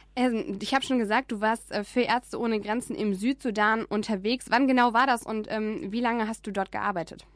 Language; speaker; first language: German; native; German